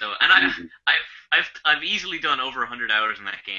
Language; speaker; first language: English; native; English